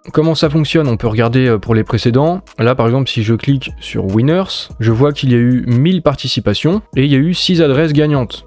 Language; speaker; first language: French; native; French